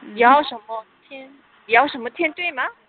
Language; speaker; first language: Chinese; non-native, learner; Korean